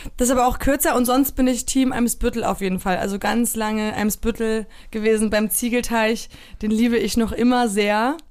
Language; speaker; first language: German; early bilingual, other home language; Polish